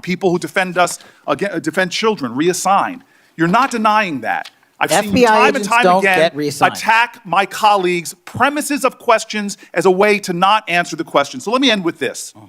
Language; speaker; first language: English; native; English